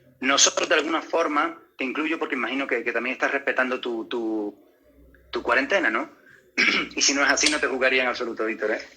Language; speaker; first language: Spanish; native; Spanish